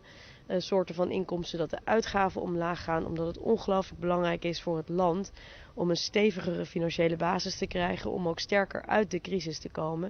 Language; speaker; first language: Dutch; native; Dutch